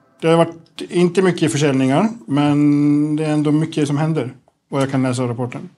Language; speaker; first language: Swedish; native; Swedish